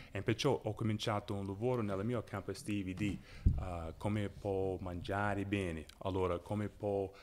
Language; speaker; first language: Italian; non-native, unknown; English